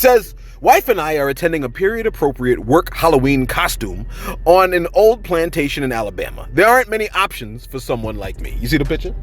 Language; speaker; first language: English; native; English